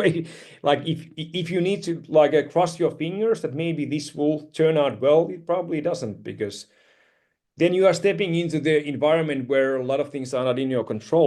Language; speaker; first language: English; non-native, fluent; Finnish